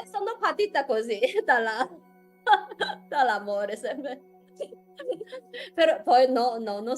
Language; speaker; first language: Italian; non-native, fluent; Chinese